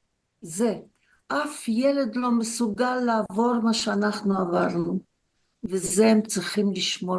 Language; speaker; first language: Hebrew; early bilingual, other home language; Polish